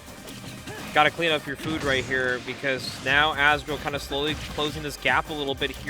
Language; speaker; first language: English; native; English